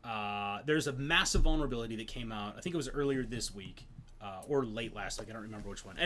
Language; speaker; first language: English; native; English